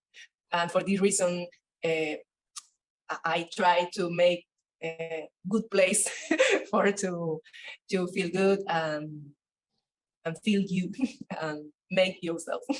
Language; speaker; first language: English; non-native, learner; Spanish